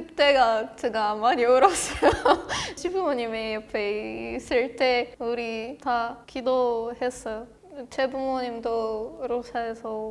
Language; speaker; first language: Korean; non-native, learner; Russian